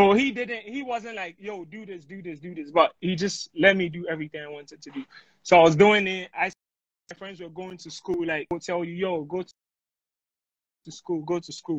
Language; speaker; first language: English; non-native, local second language; Akan